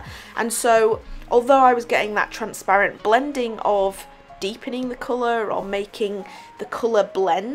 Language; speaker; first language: English; native; English